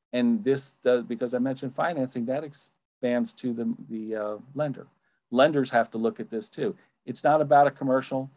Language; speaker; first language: English; native; English